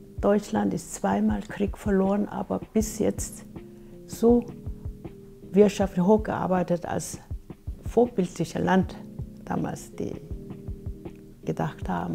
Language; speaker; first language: German; non-native, fluent; Korean